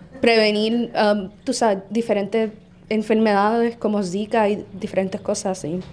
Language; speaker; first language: Spanish; early bilingual, heritage; Spanish